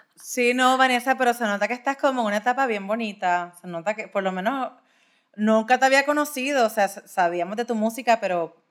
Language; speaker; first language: Spanish; early bilingual, heritage; Spanish